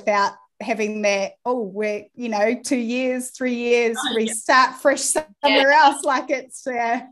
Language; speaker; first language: English; native; English